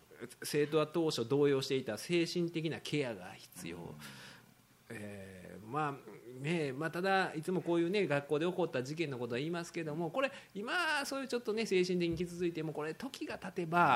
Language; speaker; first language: Japanese; native; Japanese